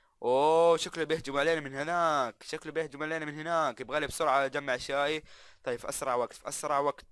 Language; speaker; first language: Arabic; native; Arabic